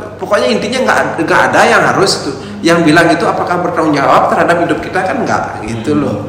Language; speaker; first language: Indonesian; non-native, local second language; Balinese